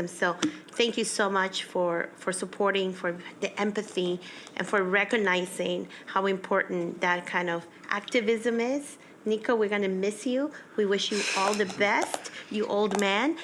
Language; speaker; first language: English; early bilingual, other home language; Spanish